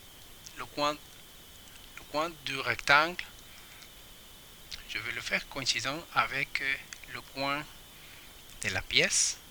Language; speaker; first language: French; non-native, fluent; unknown